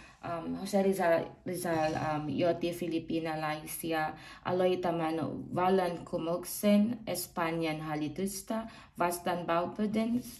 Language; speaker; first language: Finnish; non-native, learner; Filipino